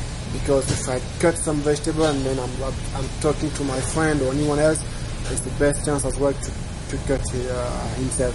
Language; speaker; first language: English; non-native, fluent; French